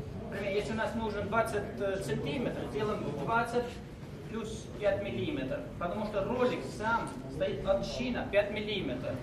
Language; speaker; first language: Russian; non-native, learner; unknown